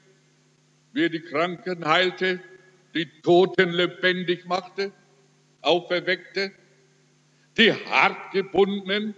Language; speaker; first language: German; early bilingual, heritage; German